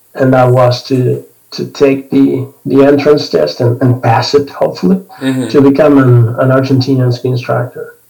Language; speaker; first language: English; non-native, fluent; Spanish